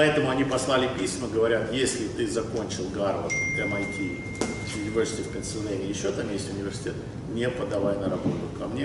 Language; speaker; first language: Russian; early bilingual, other home language; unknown